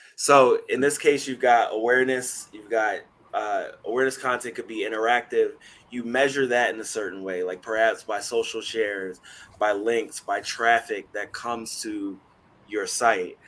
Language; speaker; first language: English; native; English